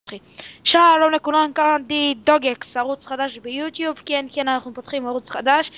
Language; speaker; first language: Hebrew; native; Hebrew